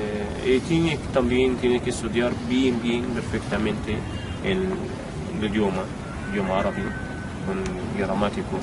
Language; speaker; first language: Spanish; non-native, learner; Arabic